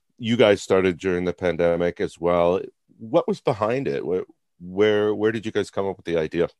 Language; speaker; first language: English; native; English